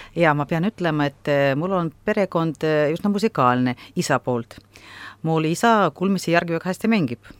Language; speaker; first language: Estonian; non-native, local second language; Russian